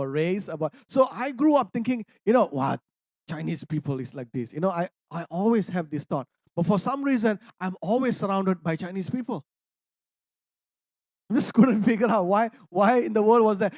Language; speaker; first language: English; non-native, local second language; Tamil